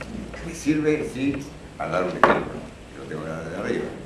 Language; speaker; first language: Spanish; native; Spanish